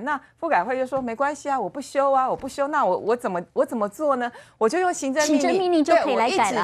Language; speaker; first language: Chinese; native; Chinese